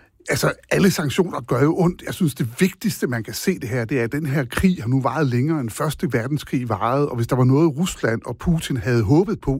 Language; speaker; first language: Danish; native; Danish